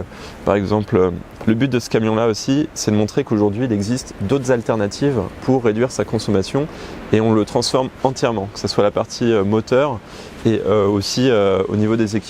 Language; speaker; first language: French; native; French